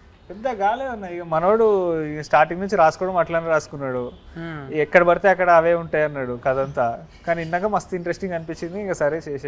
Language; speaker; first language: Telugu; native; Telugu